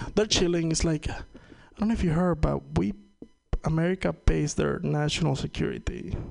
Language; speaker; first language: English; non-native, fluent; Spanish